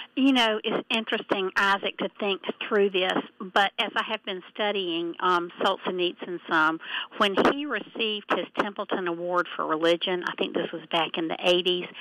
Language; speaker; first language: English; native; English